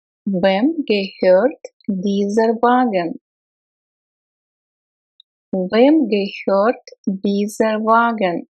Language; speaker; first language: German; non-native, fluent; Russian